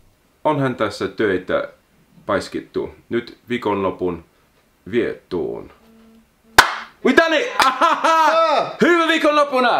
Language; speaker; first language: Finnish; non-native, learner; English